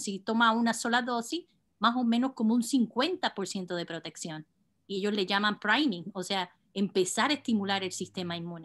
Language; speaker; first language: Spanish; native; Spanish